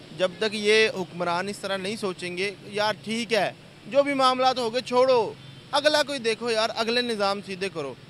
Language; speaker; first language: Urdu; non-native, local second language; Punjabi